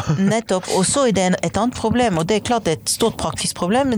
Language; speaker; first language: Norwegian; non-native, fluent; French